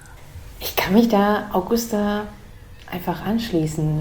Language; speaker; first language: German; native; German